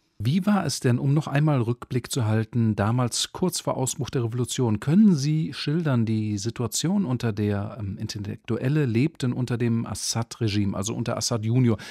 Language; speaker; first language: German; native; German